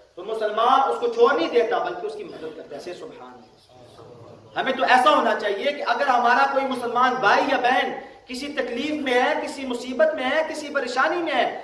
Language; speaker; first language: Urdu; early bilingual, other home language; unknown